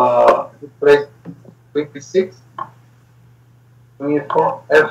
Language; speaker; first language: English; non-native, learner; Spanish